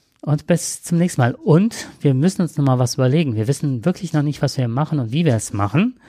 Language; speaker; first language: German; native; German